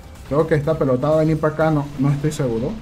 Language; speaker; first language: Spanish; native; Spanish